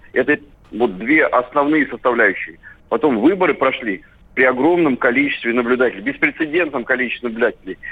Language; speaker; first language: Russian; native; Russian